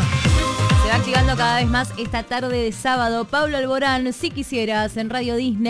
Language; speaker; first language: Spanish; native; Spanish